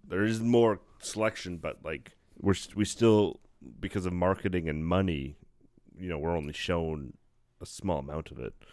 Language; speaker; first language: English; native; English